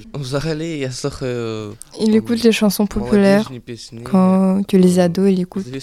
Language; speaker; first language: French; early bilingual, other home language; Ukrainian